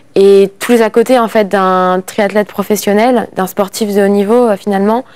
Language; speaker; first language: French; native; French